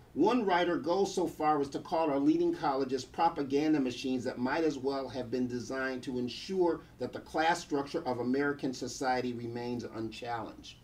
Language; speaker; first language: English; native; English